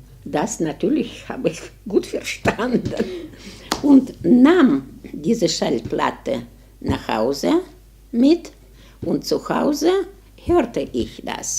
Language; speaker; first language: German; non-native, learner; Ukrainian